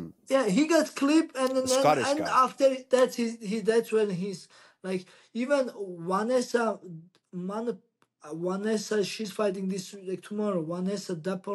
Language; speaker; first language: English; non-native, learner; Georgian